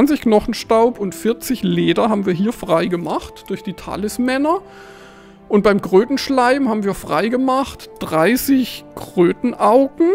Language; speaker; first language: German; native; German